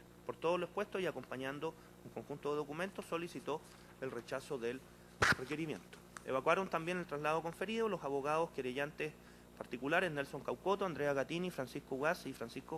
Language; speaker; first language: Spanish; native; Spanish